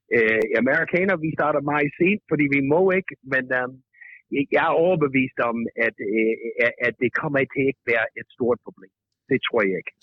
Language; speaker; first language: Danish; non-native, fluent; English